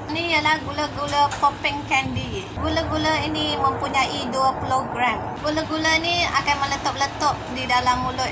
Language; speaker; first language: Malay; non-native, local second language; Chinese